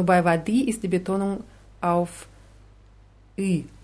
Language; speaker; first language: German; non-native, fluent; Russian